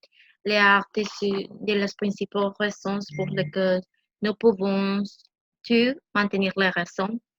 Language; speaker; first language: French; non-native, learner; Spanish